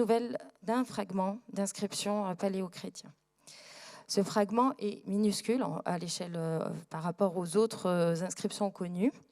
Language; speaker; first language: French; native; French